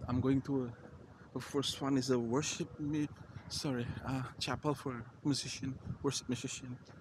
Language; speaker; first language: English; non-native, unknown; Indonesian